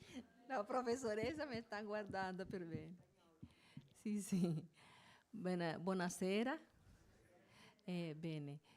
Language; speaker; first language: Italian; non-native, learner; Spanish